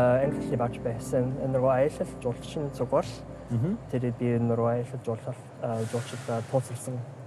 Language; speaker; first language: Mongolian; non-native, learner; English